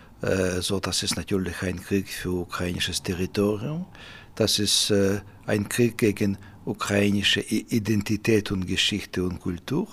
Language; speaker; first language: German; non-native, fluent; Russian